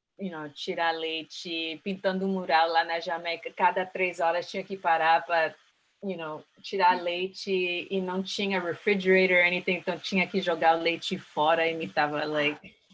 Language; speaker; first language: Portuguese; early bilingual, heritage; Portuguese